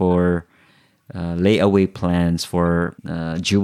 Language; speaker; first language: English; non-native, local second language; Cebuano